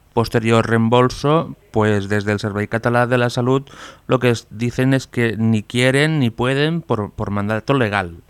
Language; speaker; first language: Spanish; non-native, local second language; Catalan